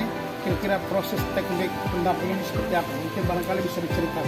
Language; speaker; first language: Indonesian; native; Indonesian